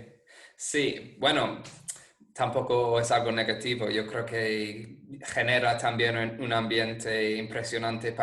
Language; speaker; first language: Spanish; non-native, fluent; English